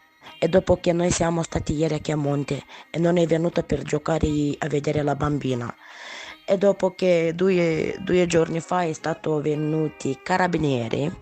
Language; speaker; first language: Italian; non-native, learner; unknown